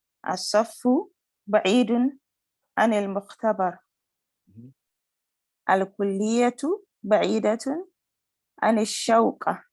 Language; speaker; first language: Arabic; non-native, learner; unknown